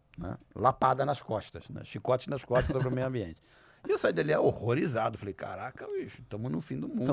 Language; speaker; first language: Portuguese; native; Portuguese